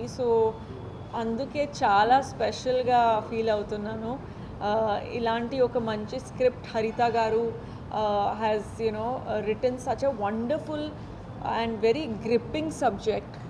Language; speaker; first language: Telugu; non-native, learner; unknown